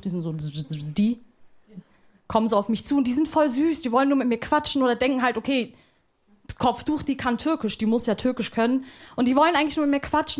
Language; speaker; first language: German; early bilingual, other home language; Arabic